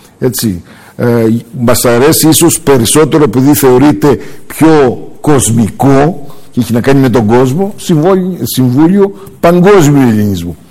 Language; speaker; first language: Greek; early bilingual, heritage; Greek